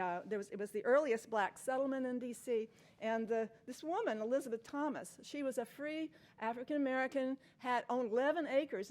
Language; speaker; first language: English; native; English